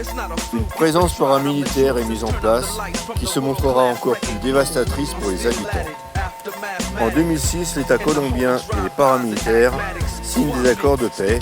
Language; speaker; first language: French; native; French